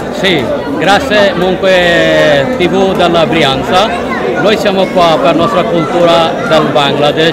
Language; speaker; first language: Italian; non-native, learner; Bangla